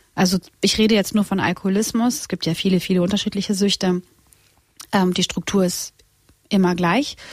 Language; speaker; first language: German; early bilingual, other home language; Croatian